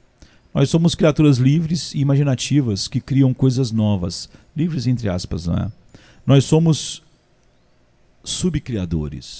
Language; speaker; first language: Portuguese; native; Portuguese